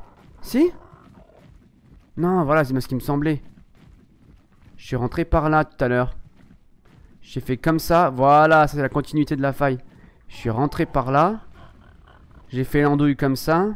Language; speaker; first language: French; native; French